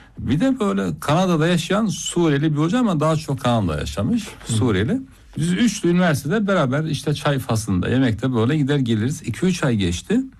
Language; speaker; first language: Turkish; native; Turkish